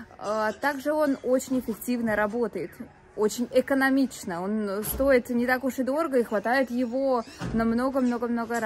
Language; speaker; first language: Russian; native; Russian